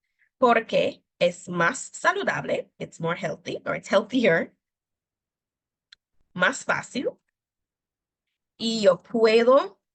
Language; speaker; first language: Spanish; non-native, fluent; English